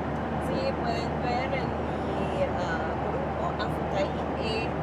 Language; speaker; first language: Spanish; non-native, fluent; Haitian Creole